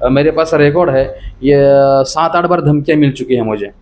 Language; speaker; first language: Hindi; non-native, local second language; Marathi